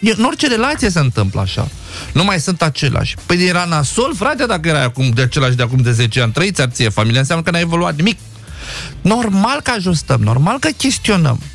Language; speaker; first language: Romanian; non-native, local second language; Romany